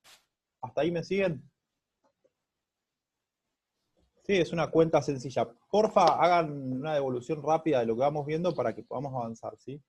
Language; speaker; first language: Spanish; native; Spanish